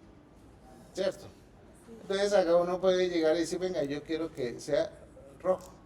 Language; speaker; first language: Spanish; native; Spanish